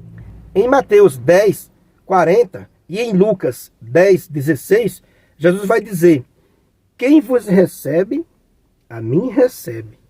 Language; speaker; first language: Portuguese; native; Portuguese